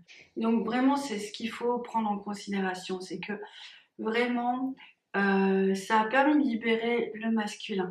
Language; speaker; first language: French; native; French